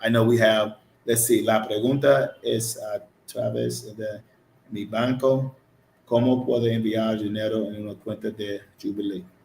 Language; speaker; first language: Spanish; non-native, learner; English